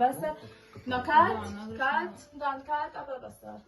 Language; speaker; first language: German; non-native, learner; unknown